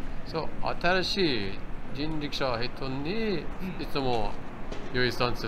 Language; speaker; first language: Japanese; non-native, learner; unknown